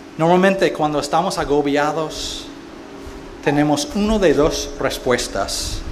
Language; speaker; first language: Spanish; non-native, fluent; English